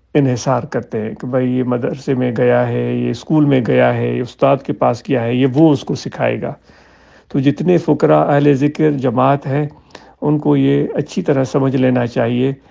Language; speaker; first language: Urdu; non-native, local second language; Sindhi